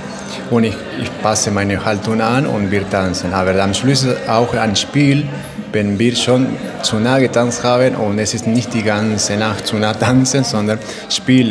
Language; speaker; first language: German; non-native, learner; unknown